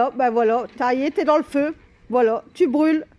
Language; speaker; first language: French; native; French